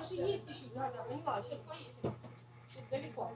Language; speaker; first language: Russian; native; Russian